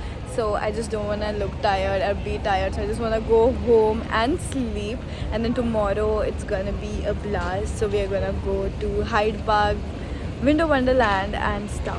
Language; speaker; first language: English; non-native, local second language; Hindi